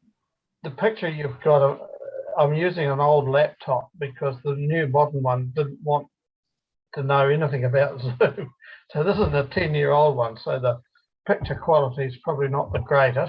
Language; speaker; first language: English; native; English